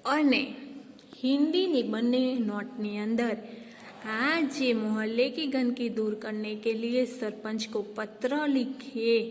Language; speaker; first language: Hindi; non-native, local second language; Gujarati